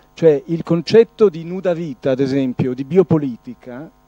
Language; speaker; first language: Italian; non-native, fluent; Arabic